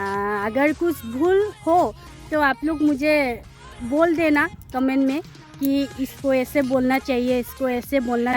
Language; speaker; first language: Hindi; non-native, local second language; Assamese